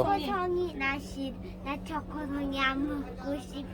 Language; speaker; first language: Korean; early bilingual, heritage; Korean